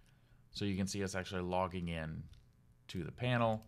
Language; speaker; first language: English; native; English